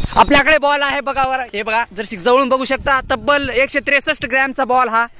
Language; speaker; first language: Marathi; non-native, local second language; Lambadi